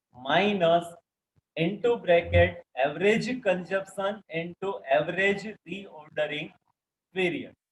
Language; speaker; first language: English; non-native, local second language; Gujarati